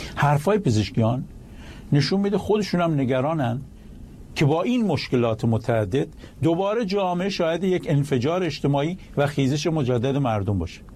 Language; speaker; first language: Persian; native; Persian